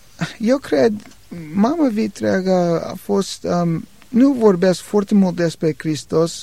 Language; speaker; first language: Romanian; non-native, learner; English